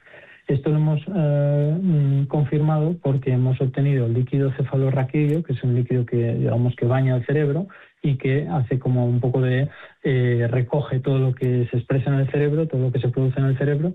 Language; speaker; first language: Spanish; native; Spanish